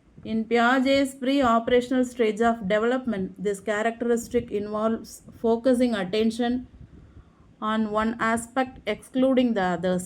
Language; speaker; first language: English; non-native, local second language; Tamil